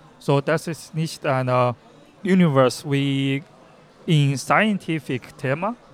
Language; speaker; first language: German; non-native, learner; Chinese